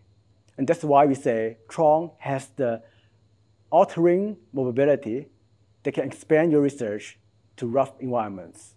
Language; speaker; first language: English; non-native, fluent; Chinese